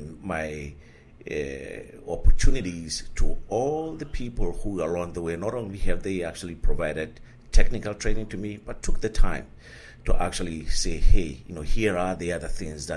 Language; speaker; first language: English; non-native, local second language; Southern Sotho